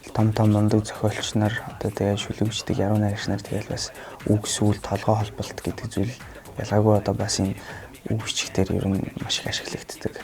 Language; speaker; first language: Mongolian; non-native, fluent; Russian